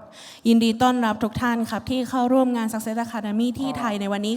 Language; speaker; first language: Thai; native; Thai